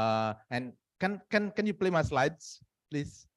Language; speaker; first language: English; non-native, fluent; Indonesian